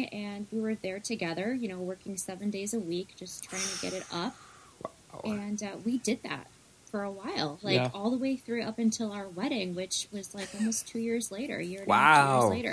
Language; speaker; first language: English; native; English